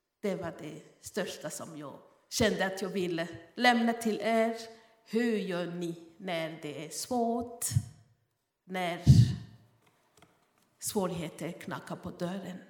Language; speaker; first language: Swedish; non-native, fluent; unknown